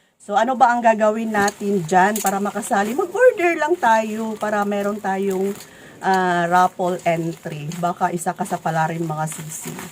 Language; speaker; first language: Filipino; non-native, local second language; Cebuano